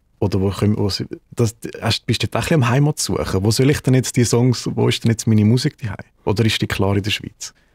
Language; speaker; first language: German; native; German